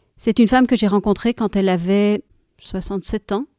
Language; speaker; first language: French; native; French